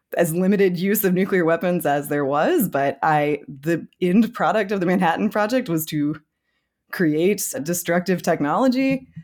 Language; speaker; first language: English; native; English